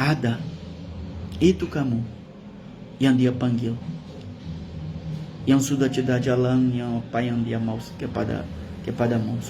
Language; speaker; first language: Indonesian; non-native, learner; Portuguese